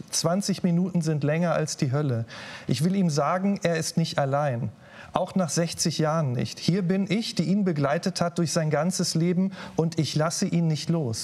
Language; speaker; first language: German; native; German